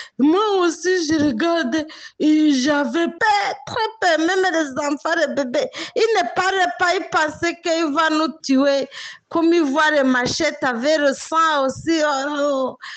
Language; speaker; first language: French; non-native, local second language; Swahili